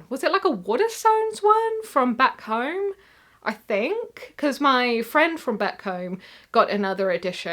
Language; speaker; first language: English; native; English